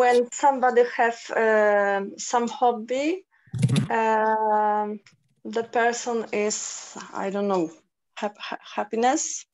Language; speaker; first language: English; non-native, learner; Polish